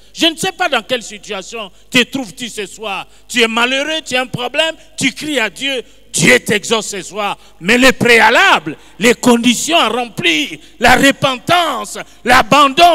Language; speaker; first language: French; non-native, local second language; Lingala